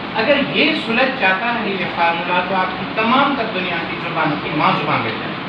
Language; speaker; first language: Urdu; non-native, local second language; Sindhi